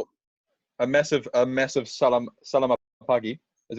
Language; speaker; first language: English; native; English